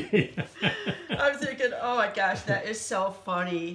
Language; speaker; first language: English; native; English